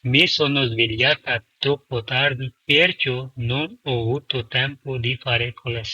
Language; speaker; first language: Italian; non-native, fluent; Punjabi